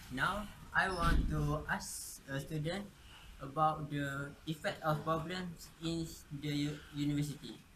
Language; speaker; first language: English; non-native, local second language; Malay